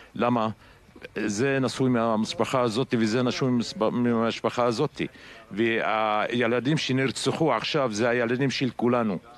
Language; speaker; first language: Hebrew; non-native, local second language; Arabic